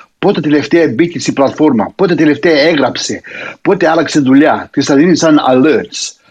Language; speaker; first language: Greek; early bilingual, heritage; Greek